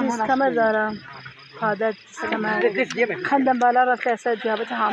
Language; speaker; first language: Persian; non-native, local second language; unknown